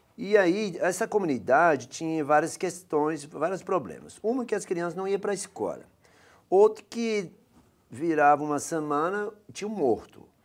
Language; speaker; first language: Portuguese; non-native, fluent; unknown